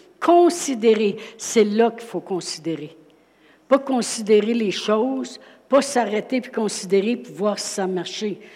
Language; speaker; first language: French; native; French